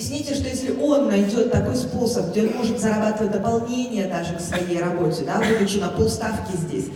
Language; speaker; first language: Russian; native; Russian